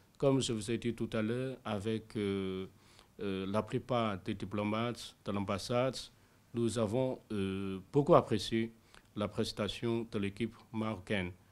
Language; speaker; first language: French; non-native, fluent; Chinese